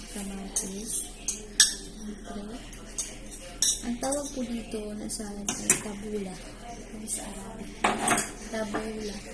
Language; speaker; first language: Filipino; non-native, local second language; Waray